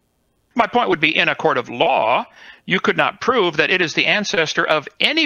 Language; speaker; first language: English; native; English